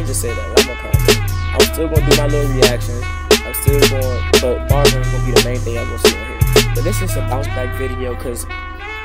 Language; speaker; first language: English; native; English